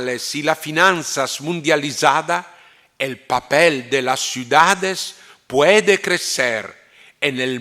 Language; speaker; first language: Spanish; non-native, fluent; Italian